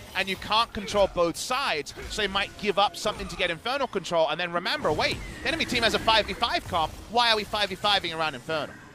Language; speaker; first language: English; native; English